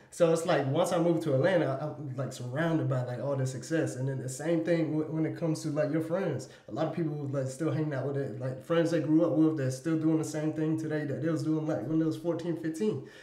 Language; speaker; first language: English; native; English